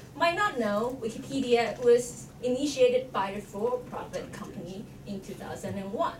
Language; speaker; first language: English; non-native, fluent; Chinese